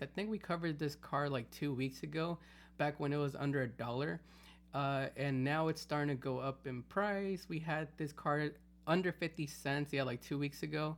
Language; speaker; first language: English; native; English